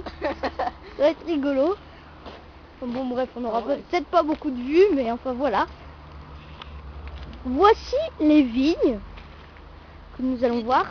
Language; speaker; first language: French; native; French